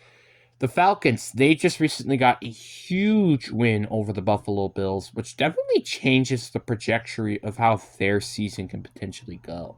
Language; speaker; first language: English; native; English